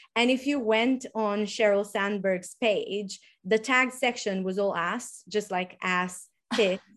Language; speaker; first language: English; non-native, fluent; Italian